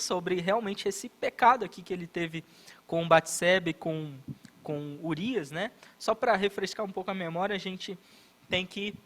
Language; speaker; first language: Portuguese; native; Portuguese